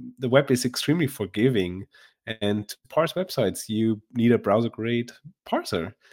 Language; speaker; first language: English; non-native, fluent; German